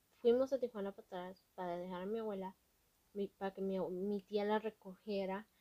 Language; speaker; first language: Spanish; early bilingual, heritage; Spanish